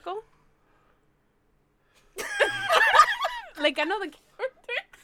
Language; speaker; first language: English; early bilingual, other home language; Spanish